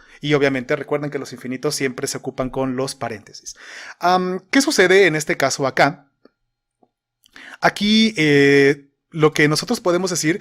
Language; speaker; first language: Spanish; native; Spanish